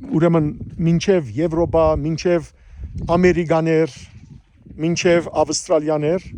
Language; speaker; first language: Armenian; early bilingual, heritage; Armenian